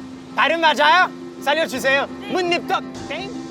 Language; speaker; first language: Korean; non-native, learner; French